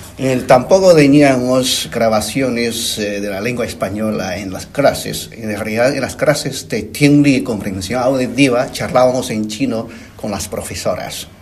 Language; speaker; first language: Spanish; non-native, fluent; Chinese